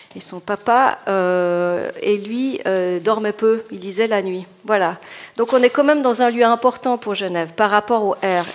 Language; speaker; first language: English; non-native, fluent; Italian